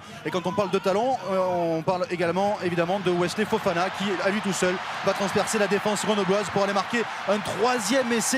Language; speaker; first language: French; native; French